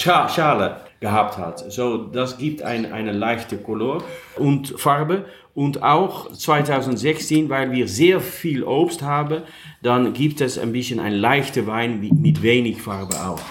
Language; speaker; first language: German; non-native, learner; Dutch